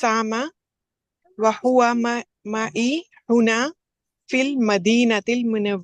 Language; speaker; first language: Arabic; non-native, learner; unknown